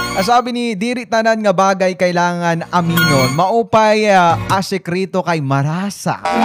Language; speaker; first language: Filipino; non-native, local second language; Waray